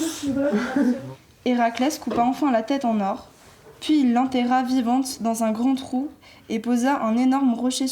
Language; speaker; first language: French; native; French